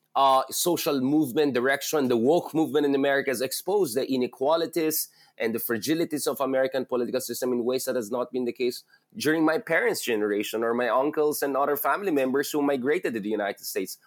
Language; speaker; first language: English; non-native, local second language; Filipino